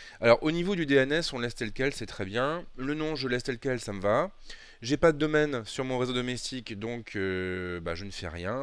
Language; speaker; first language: French; native; French